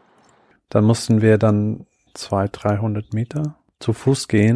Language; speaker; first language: German; non-native, fluent; English